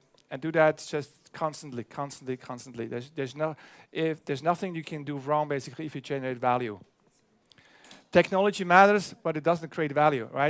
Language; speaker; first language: English; non-native, fluent; German